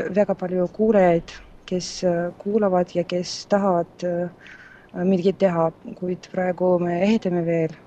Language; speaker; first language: Estonian; non-native, local second language; Russian